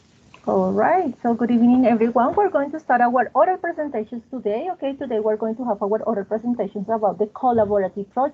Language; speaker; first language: English; non-native, fluent; Spanish